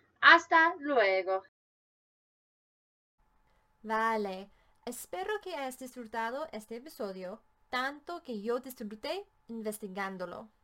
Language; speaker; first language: Spanish; non-native, fluent; English